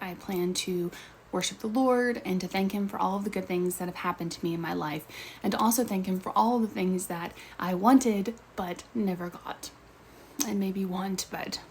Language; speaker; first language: English; native; English